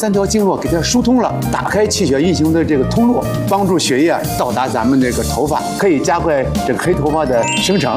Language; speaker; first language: Chinese; native; Chinese